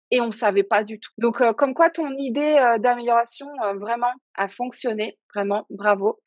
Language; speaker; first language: French; native; French